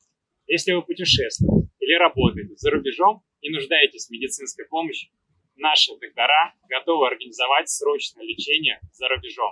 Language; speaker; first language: Russian; native; Russian